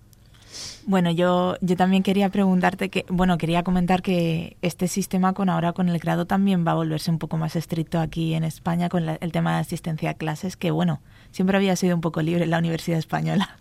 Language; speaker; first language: Spanish; native; Spanish